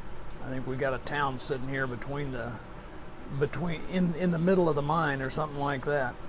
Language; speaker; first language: English; native; English